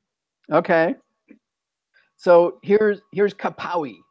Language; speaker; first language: English; native; English